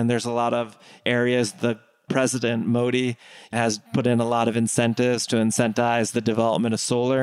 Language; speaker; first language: English; native; English